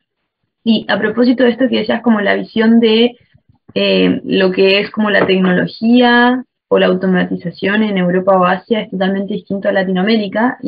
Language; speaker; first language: Spanish; native; Spanish